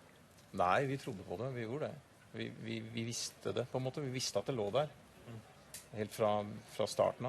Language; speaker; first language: Norwegian; native; Norwegian